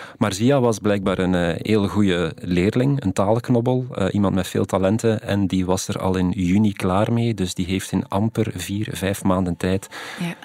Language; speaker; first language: Dutch; native; Dutch